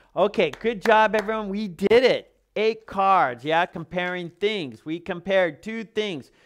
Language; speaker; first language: English; native; English